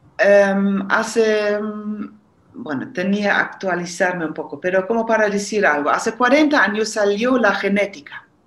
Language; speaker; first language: Spanish; non-native, fluent; German